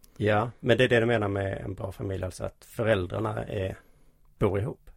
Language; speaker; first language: Swedish; native; Swedish